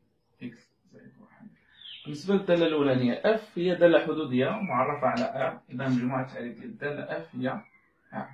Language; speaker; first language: Arabic; native; Arabic